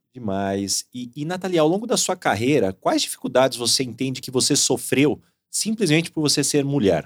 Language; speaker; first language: Portuguese; native; Portuguese